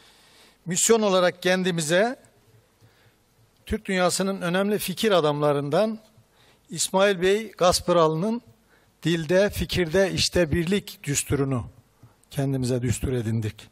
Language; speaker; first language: Turkish; native; Turkish